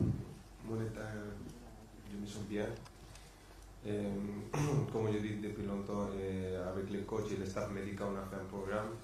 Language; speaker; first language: French; non-native, fluent; Spanish